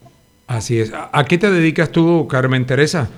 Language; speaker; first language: Spanish; native; Spanish